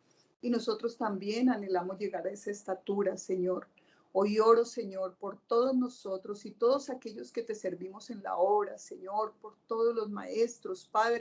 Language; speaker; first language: Spanish; native; Spanish